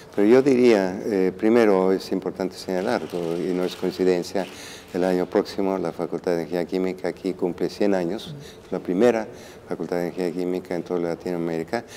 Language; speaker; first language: Spanish; native; Spanish